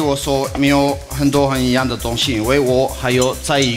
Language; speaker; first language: Chinese; non-native, learner; Russian